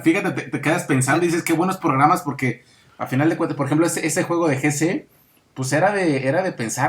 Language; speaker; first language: Spanish; native; Spanish